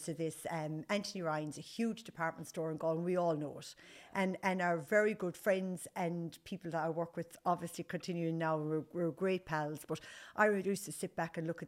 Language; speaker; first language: English; native; English